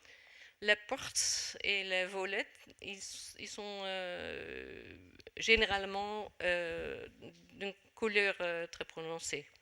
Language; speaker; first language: French; non-native, fluent; Dutch